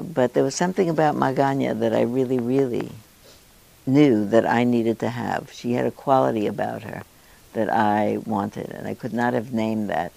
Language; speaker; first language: English; early bilingual, other home language; Yiddish